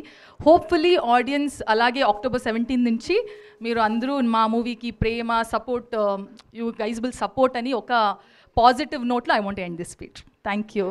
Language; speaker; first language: Telugu; non-native, learner; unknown